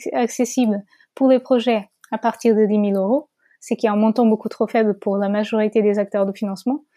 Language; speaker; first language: French; non-native, fluent; Portuguese